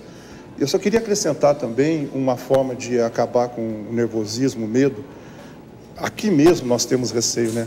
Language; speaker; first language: Portuguese; native; Portuguese